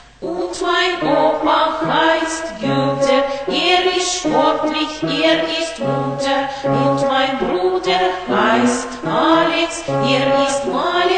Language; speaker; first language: German; non-native, learner; Russian